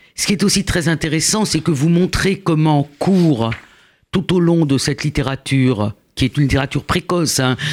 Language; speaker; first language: French; native; French